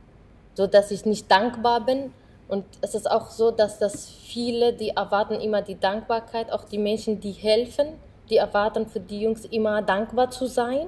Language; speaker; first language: German; non-native, fluent; Arabic